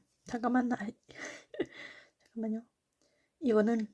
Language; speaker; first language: Korean; non-native, learner; Thai